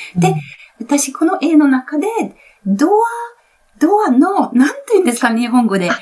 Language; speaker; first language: Japanese; non-native, fluent; Italian